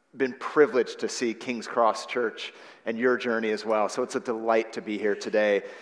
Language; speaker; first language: English; native; English